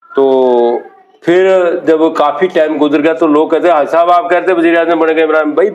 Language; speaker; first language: Urdu; non-native, local second language; Punjabi